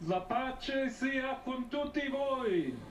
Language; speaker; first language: Italian; non-native, fluent; English